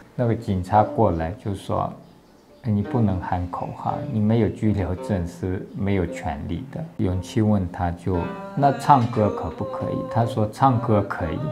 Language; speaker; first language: Chinese; non-native, local second language; Tibetan